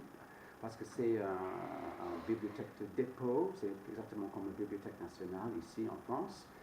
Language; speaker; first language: French; non-native, fluent; English